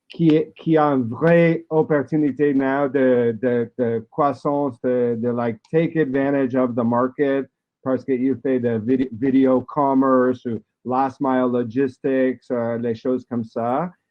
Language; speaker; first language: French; non-native, learner; English